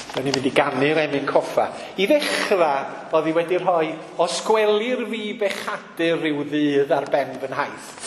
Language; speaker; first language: Welsh; native; Welsh